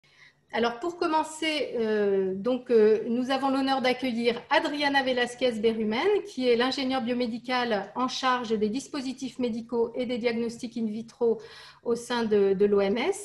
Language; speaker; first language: French; native; French